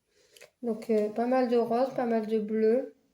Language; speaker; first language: French; native; French